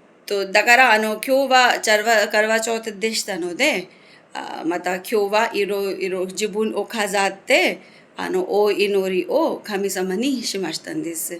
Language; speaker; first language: Japanese; non-native, fluent; Hindi